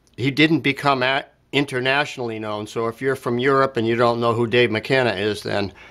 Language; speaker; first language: English; native; English